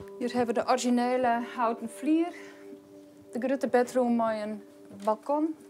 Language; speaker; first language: Dutch; non-native, local second language; Western Frisian